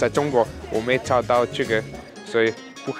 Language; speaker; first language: Chinese; non-native, fluent; German